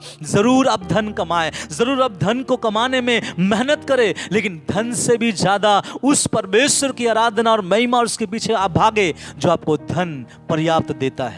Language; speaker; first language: Hindi; non-native, local second language; Bangla